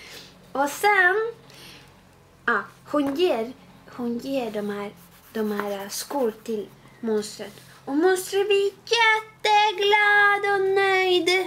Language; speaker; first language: Swedish; non-native, fluent; Spanish